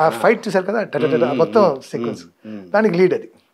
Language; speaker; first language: Telugu; non-native, fluent; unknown